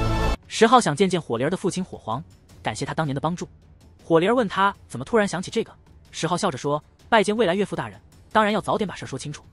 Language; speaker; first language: Chinese; native; Chinese